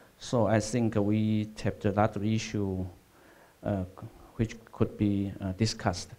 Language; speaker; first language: English; non-native, fluent; Chinese